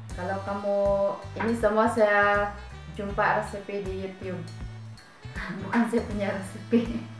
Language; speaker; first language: Malay; native; Malay